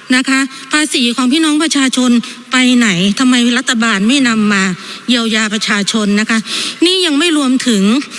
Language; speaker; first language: Thai; native; Thai